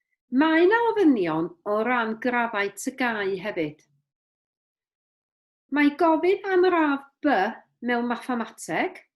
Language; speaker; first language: Welsh; native; Welsh